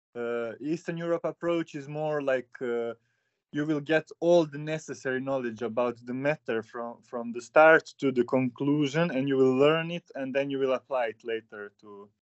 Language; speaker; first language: English; non-native, fluent; Serbian